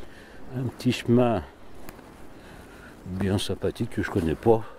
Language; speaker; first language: French; native; French